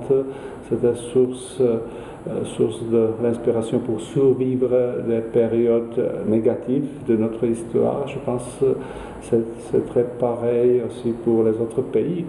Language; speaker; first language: French; non-native, fluent; Czech